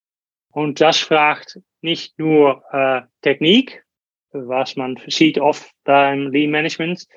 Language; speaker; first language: German; non-native, learner; Dutch